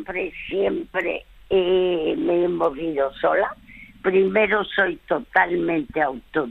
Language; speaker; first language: Spanish; early bilingual, other home language; French